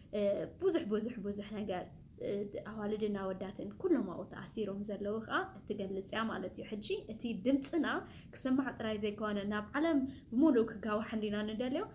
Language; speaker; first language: Tigrinya; early bilingual, heritage; Tigrinya